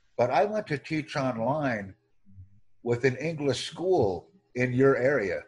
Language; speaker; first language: English; non-native, fluent; Romanian